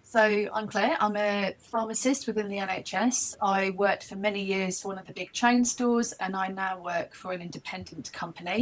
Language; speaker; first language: English; native; English